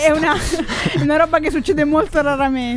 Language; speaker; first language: Italian; native; Italian